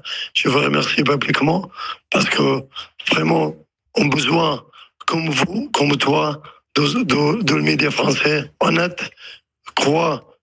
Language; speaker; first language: French; non-native, learner; Arabic